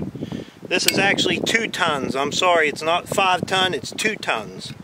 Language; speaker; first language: English; native; English